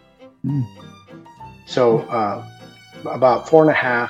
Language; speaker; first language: English; early bilingual, other home language; German